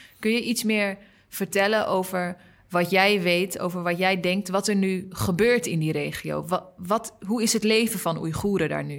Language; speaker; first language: Dutch; non-native, learner; Uyghur